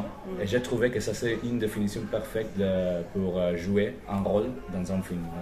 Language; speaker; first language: French; non-native, fluent; Spanish